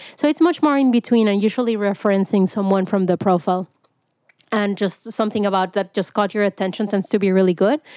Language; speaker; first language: English; non-native, fluent; Spanish